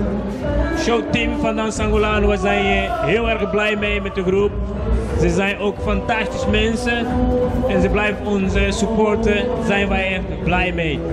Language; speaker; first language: Dutch; non-native, fluent; Portuguese